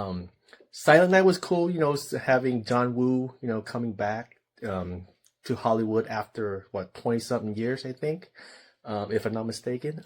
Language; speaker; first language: English; native; English